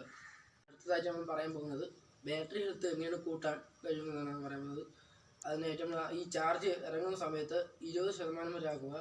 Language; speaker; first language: Malayalam; native; Malayalam